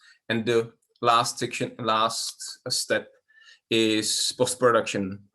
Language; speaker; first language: English; non-native, learner; Czech